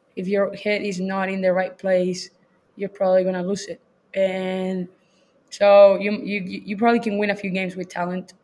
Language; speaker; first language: English; non-native, fluent; Spanish